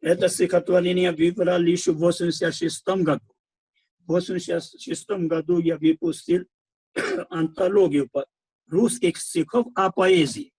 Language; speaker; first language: Russian; non-native, fluent; Hindi